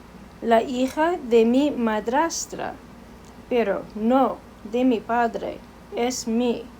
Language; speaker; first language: Spanish; non-native, fluent; English